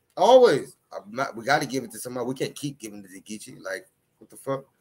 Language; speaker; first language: English; native; English